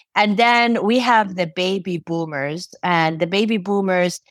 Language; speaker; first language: English; non-native, fluent; Arabic